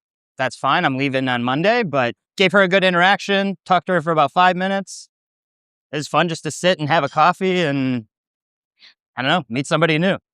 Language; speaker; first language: English; native; English